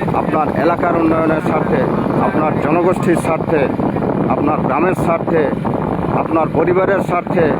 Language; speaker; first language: Bangla; native; Bangla